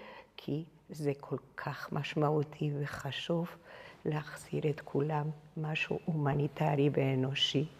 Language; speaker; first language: Hebrew; non-native, fluent; Spanish